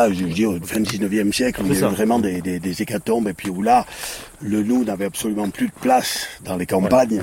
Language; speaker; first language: French; native; French